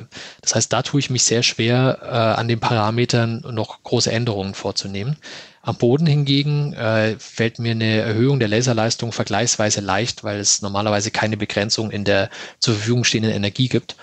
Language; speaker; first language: German; native; German